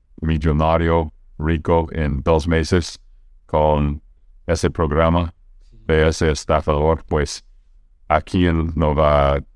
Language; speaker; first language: Spanish; non-native, fluent; English